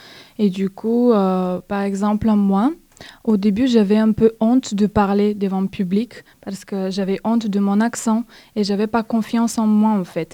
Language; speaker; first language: French; non-native, fluent; Bulgarian